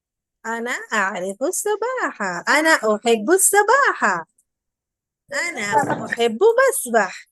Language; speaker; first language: Arabic; non-native, fluent; Urdu